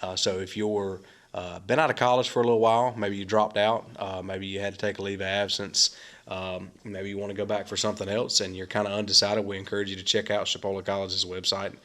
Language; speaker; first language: English; native; English